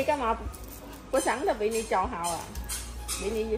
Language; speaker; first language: Chinese; non-native, learner; Vietnamese